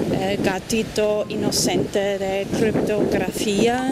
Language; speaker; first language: Spanish; non-native, fluent; German